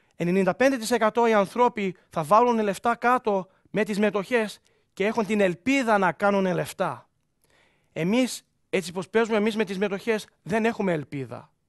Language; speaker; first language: Greek; early bilingual, heritage; Greek